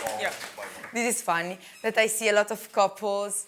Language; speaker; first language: English; non-native, learner; Italian